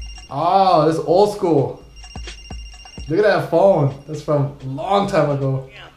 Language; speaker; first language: English; native; English